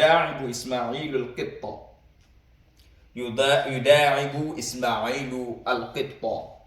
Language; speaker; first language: Arabic; non-native, fluent; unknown